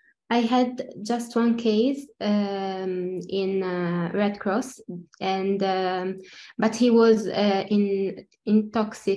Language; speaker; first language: English; non-native, learner; Italian